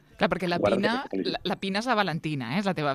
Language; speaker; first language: Catalan; native; Catalan